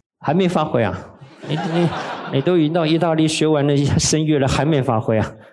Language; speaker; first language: Chinese; native; Chinese